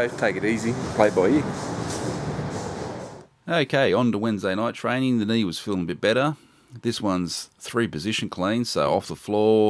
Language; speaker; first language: English; native; English